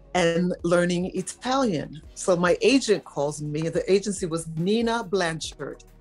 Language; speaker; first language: English; native; English